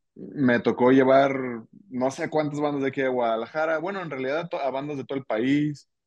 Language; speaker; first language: Spanish; native; Spanish